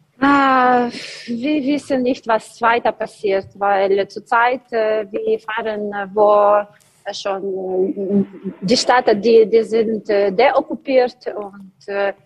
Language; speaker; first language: German; non-native, learner; Ukrainian